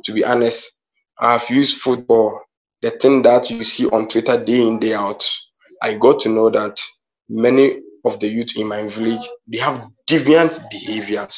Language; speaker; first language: English; non-native, local second language; Akan